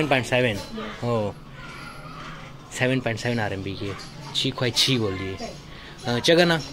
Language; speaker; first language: Chinese; non-native, learner; Urdu